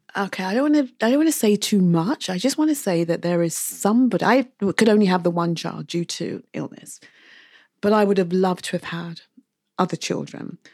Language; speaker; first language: English; native; English